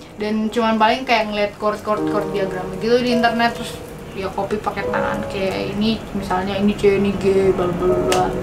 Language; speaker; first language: Indonesian; non-native, local second language; English